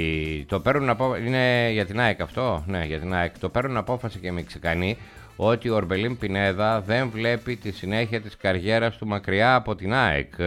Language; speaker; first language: Greek; native; Greek